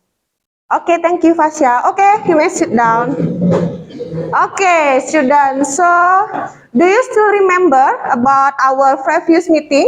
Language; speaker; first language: English; non-native, fluent; Indonesian